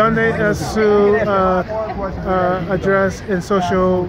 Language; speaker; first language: Spanish; non-native, learner; English